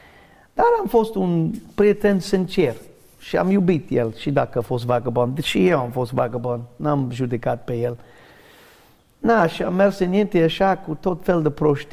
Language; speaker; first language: Romanian; non-native, learner; English